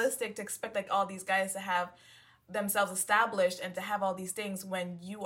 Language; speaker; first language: English; non-native, local second language; Swahili